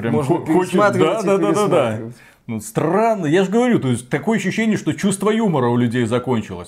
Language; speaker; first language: Russian; native; Russian